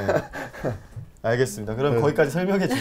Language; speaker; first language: Korean; native; Korean